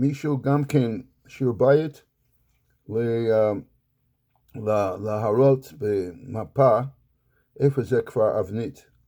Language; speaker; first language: Hebrew; non-native, fluent; English